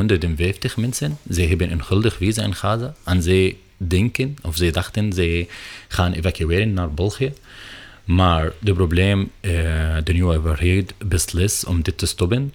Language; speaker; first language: Dutch; non-native, learner; Arabic